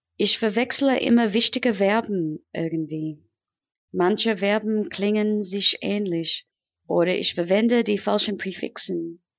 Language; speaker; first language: German; non-native, fluent; English